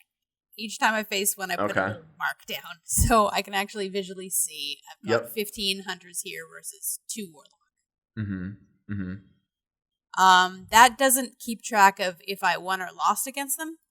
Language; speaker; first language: English; native; English